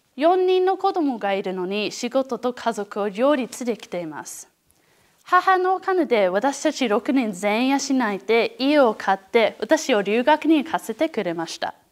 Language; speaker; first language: Japanese; non-native, learner; English